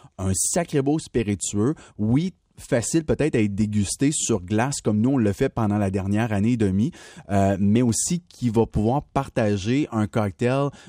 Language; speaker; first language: French; native; French